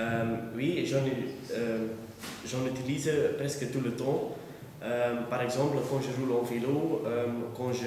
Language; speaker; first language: French; non-native, learner; Dutch